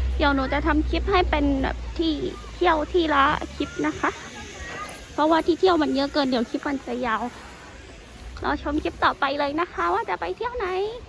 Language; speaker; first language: Thai; native; Thai